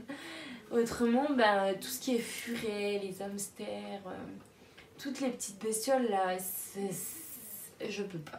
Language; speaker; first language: French; native; French